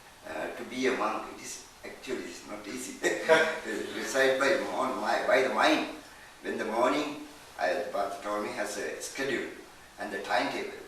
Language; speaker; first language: English; non-native, learner; Sinhala